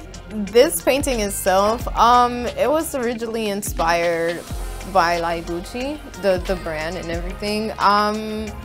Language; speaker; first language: English; native; English